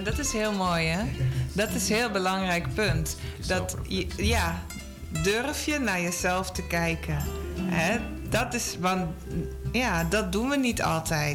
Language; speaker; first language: Dutch; non-native, fluent; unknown